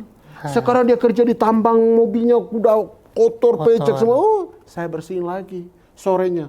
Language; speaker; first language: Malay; non-native, local second language; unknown